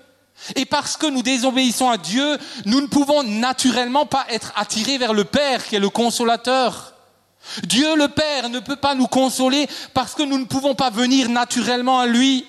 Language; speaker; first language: French; native; French